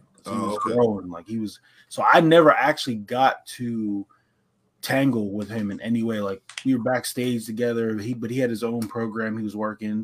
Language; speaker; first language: English; native; English